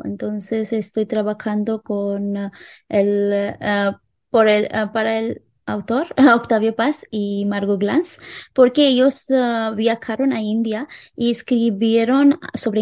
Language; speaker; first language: Spanish; non-native, local second language; Hindi